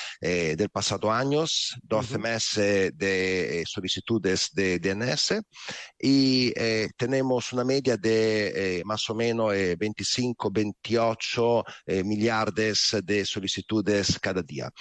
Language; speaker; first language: Spanish; non-native, learner; Italian